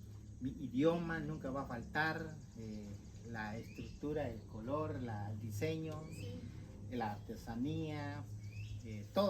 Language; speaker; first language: Spanish; non-native, local second language; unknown